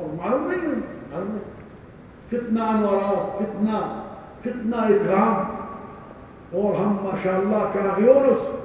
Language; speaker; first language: Urdu; non-native, learner; Arabic